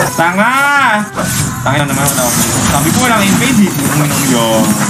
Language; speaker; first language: Filipino; native; Filipino